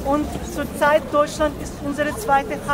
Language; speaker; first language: German; non-native, learner; Ukrainian